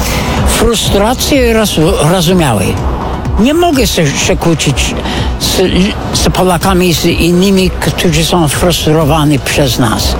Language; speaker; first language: Polish; non-native, fluent; English